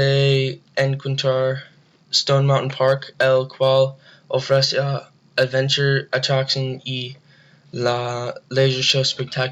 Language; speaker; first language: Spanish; non-native, learner; English